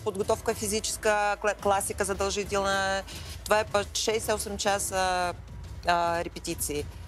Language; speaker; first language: Bulgarian; non-native, fluent; Russian